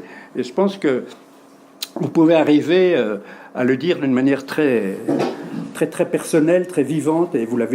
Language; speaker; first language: French; native; French